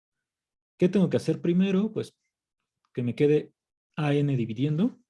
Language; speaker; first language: Spanish; native; Spanish